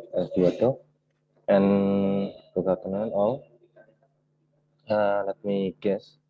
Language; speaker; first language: English; non-native, learner; Indonesian